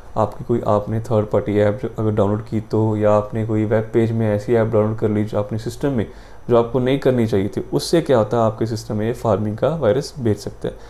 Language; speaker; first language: Hindi; non-native, local second language; Punjabi